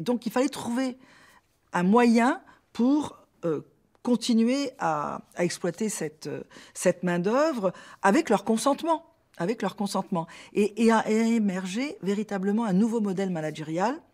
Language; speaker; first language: French; native; French